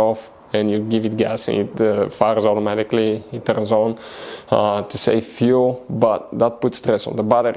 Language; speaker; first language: English; non-native, fluent; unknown